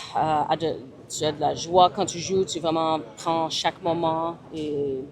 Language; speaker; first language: French; early bilingual, other home language; English